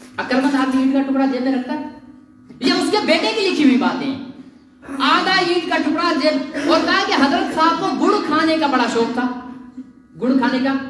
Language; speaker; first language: Urdu; non-native, local second language; Sindhi